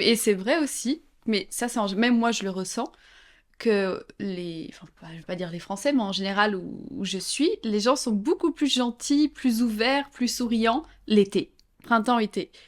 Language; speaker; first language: French; native; French